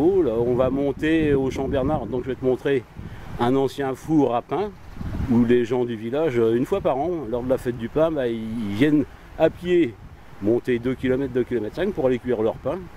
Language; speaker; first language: French; native; French